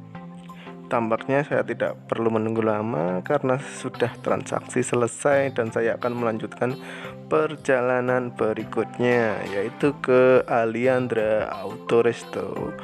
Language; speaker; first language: Indonesian; non-native, local second language; Javanese